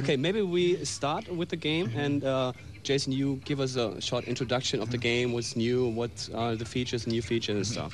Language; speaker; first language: English; non-native, fluent; German